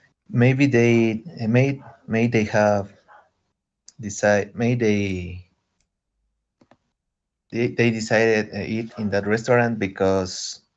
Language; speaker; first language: English; non-native, learner; Spanish